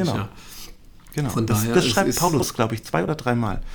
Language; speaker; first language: German; native; German